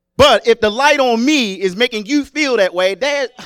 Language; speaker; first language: English; native; English